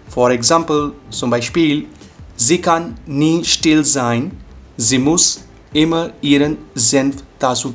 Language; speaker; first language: German; non-native, fluent; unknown